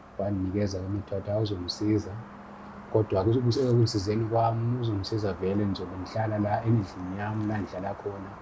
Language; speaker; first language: Zulu; non-native, local second language; Xhosa